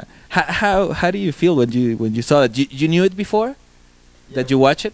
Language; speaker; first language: English; non-native, fluent; Spanish